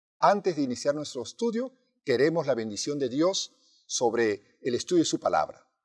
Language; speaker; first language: Spanish; native; Spanish